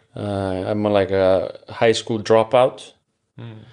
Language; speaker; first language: English; non-native, fluent; Icelandic